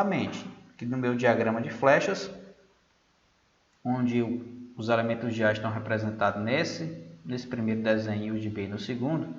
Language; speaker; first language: Portuguese; native; Portuguese